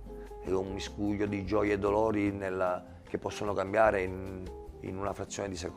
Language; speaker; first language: Italian; native; Italian